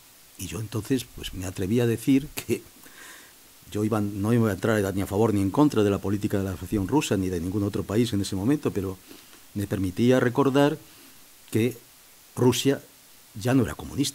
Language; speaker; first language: Spanish; native; Spanish